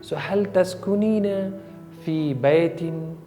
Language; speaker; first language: Arabic; non-native, fluent; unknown